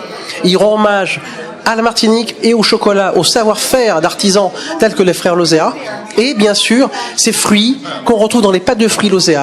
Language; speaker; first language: French; native; French